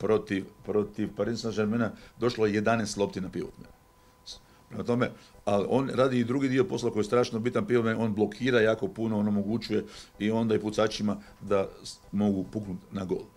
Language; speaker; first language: Croatian; native; Croatian